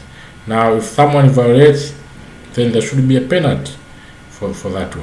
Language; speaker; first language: English; non-native, local second language; Swahili